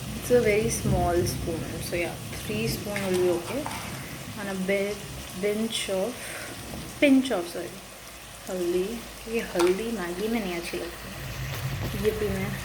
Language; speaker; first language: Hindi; non-native, local second language; Nepali